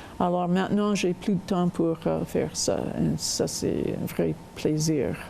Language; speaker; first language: French; non-native, local second language; English